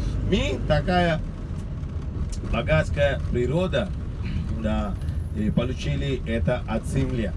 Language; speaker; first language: Russian; non-native, learner; Sinhala